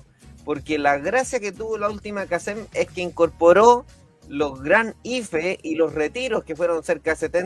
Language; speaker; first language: Spanish; native; Spanish